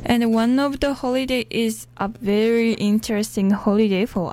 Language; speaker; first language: English; non-native, learner; Japanese